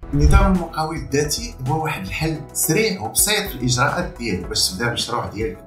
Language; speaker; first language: Arabic; native; Arabic